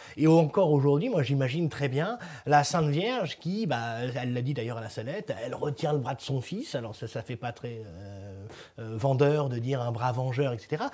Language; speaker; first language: French; native; French